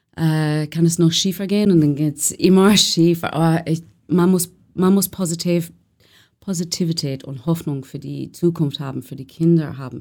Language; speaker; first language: German; non-native, learner; English